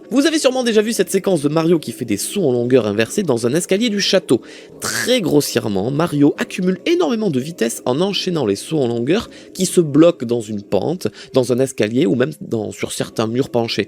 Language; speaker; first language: French; native; French